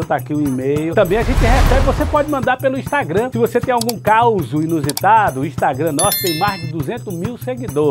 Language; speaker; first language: Portuguese; native; Portuguese